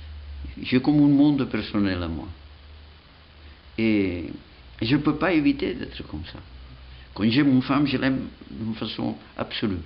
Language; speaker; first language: French; non-native, fluent; Catalan